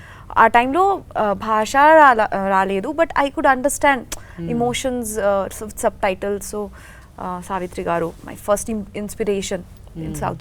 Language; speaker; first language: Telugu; non-native, learner; Bangla